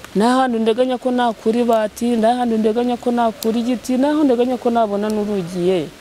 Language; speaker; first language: Kinyarwanda; native; Kinyarwanda